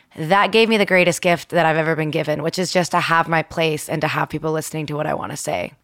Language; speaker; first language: English; early bilingual, other home language; Spanish